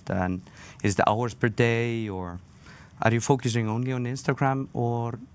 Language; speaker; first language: English; non-native, fluent; Icelandic